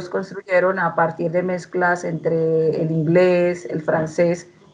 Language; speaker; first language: Spanish; native; Spanish